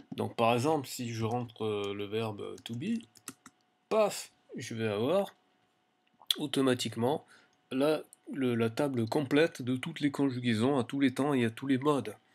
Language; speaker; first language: French; native; French